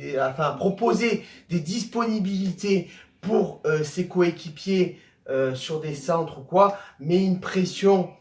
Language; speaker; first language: French; native; French